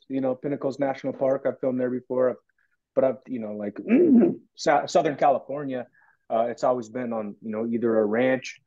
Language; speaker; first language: English; native; English